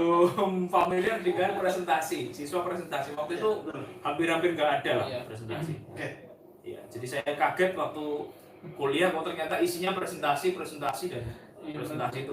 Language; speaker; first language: Indonesian; native; Indonesian